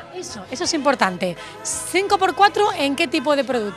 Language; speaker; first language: Spanish; native; Spanish